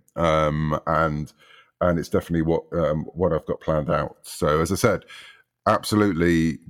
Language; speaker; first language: English; native; English